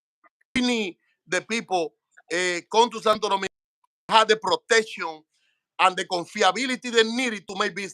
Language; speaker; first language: English; non-native, learner; Spanish